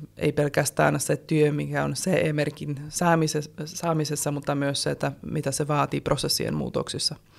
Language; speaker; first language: Finnish; non-native, fluent; Czech